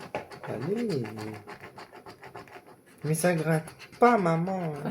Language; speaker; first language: French; native; French